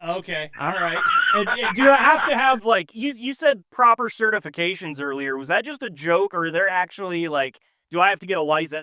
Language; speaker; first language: English; native; English